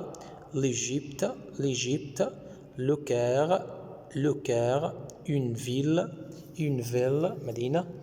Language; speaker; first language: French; non-native, fluent; Arabic